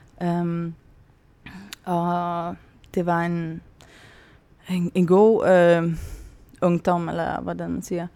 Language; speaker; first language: Danish; non-native, local second language; Faroese